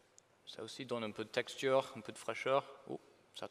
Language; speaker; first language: French; non-native, fluent; English